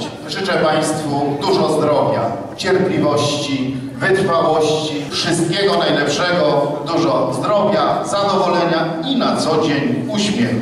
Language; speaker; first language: Polish; native; Polish